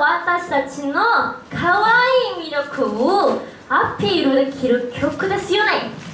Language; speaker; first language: Japanese; non-native, learner; Korean